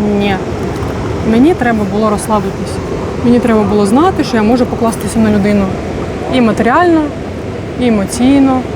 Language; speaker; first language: Ukrainian; non-native, local second language; Russian